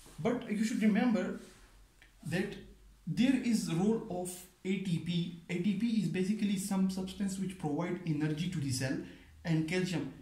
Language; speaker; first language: English; non-native, local second language; Pashto